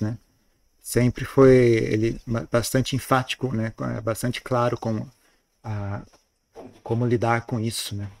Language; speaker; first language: Portuguese; native; Portuguese